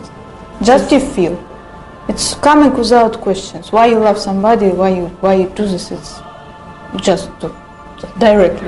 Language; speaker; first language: English; non-native, learner; Russian